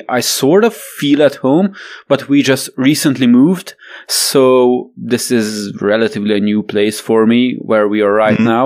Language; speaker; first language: English; non-native, fluent; Romanian